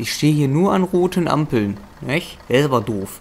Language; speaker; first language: German; native; German